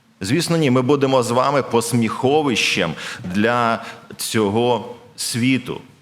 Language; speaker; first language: Ukrainian; non-native, local second language; Russian